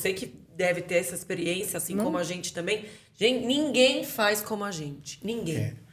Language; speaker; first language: Portuguese; native; Portuguese